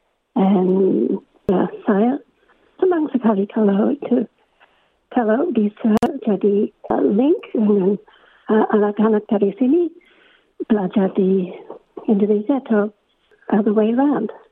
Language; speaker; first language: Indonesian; non-native, fluent; English